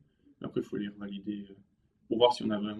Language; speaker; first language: French; native; French